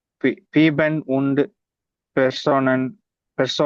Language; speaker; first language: German; non-native, learner; Tamil